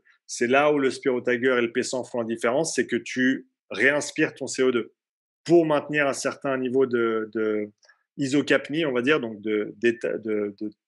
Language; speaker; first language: French; native; French